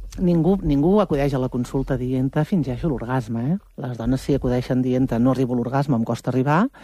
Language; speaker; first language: Catalan; native; Catalan